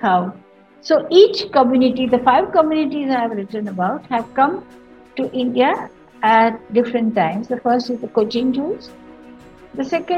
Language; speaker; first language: English; non-native, local second language; Marathi